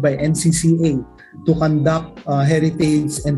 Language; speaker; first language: English; non-native, local second language; Iloko